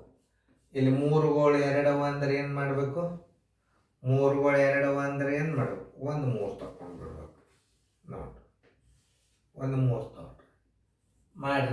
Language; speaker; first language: Kannada; native; Kannada